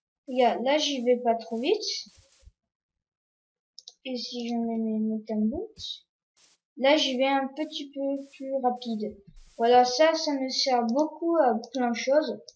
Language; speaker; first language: French; non-native, learner; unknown